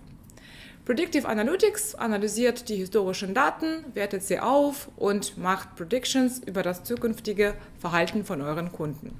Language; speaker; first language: German; non-native, fluent; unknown